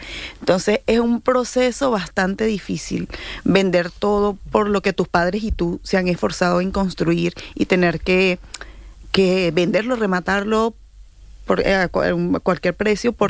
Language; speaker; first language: Spanish; native; Spanish